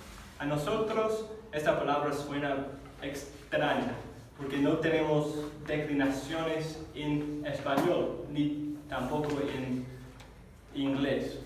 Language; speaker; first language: Spanish; non-native, fluent; English